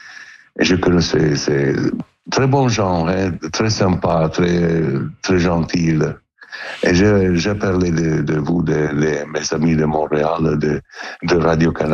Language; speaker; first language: French; non-native, fluent; Italian